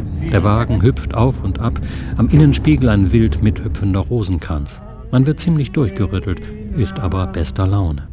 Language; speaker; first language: German; native; German